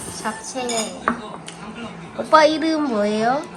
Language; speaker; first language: Korean; non-native, learner; Thai